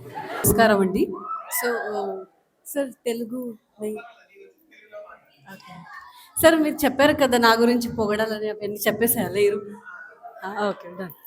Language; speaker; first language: Telugu; non-native, local second language; Marathi